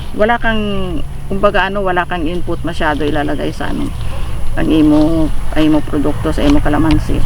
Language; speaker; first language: Filipino; non-native, local second language; Hiligaynon